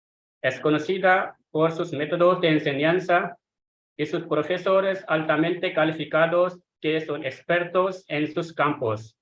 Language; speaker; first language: Spanish; non-native, fluent; Hindi